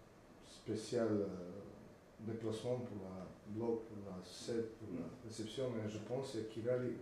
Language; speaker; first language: French; non-native, learner; Slovenian